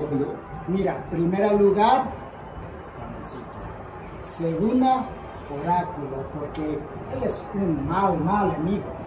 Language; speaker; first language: Spanish; early bilingual, heritage; English